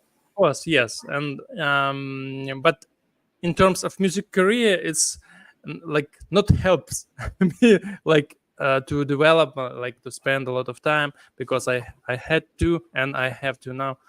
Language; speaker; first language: English; non-native, fluent; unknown